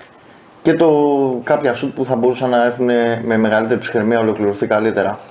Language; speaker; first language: Greek; native; Greek